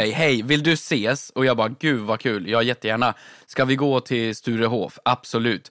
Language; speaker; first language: Swedish; native; Swedish